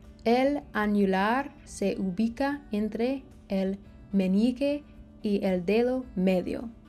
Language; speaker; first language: Spanish; non-native, learner; English